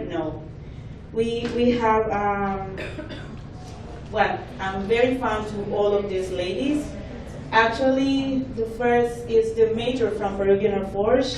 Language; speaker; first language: English; non-native, fluent; Spanish